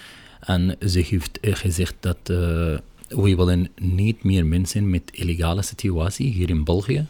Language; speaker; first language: Dutch; non-native, learner; Arabic